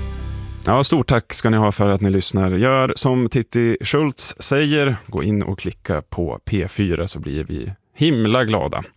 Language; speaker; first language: Swedish; native; Swedish